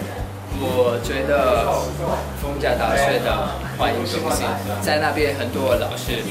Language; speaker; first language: Chinese; non-native, learner; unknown